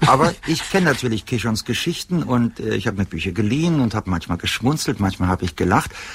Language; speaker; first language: German; native; German